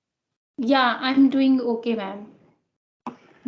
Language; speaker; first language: English; non-native, learner; Hindi